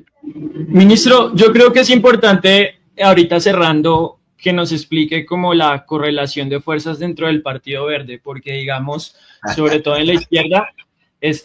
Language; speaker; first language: Spanish; native; Spanish